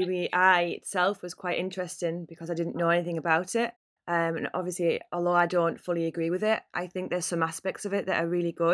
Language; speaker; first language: English; native; English